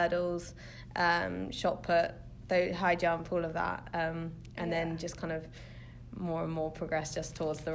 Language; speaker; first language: English; native; English